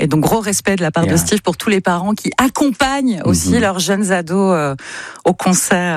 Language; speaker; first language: French; native; French